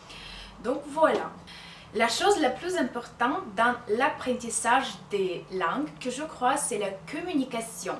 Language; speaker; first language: French; non-native, fluent; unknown